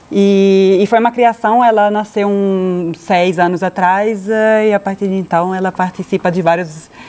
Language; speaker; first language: Portuguese; non-native, fluent; Italian